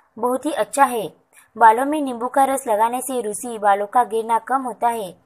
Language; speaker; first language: Hindi; non-native, local second language; Marathi